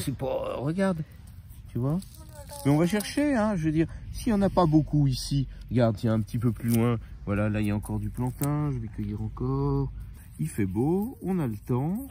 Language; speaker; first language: French; native; French